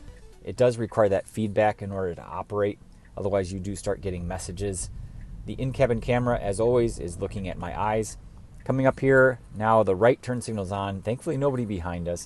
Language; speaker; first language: English; native; English